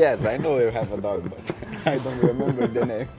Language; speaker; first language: English; non-native, learner; Portuguese